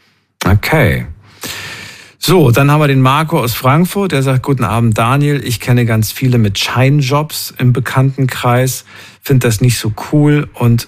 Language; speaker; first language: German; native; German